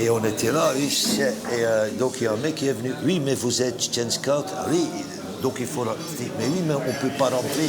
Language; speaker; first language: French; non-native, local second language; Dutch